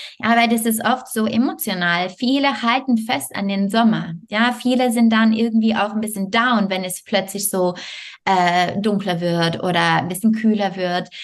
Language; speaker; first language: German; non-native, fluent; French